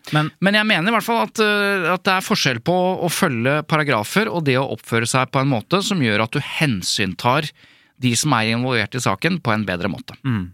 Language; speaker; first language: Norwegian; native; Norwegian